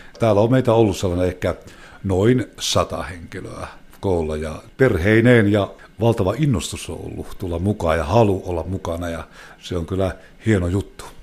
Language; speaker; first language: Finnish; native; Finnish